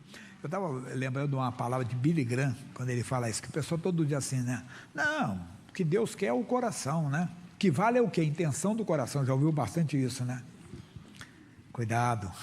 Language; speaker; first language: Portuguese; native; Portuguese